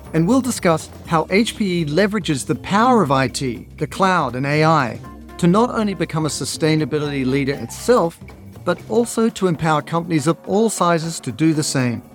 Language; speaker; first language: English; native; English